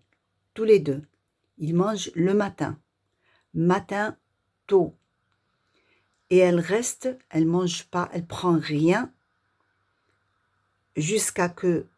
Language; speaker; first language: French; non-native, local second language; Arabic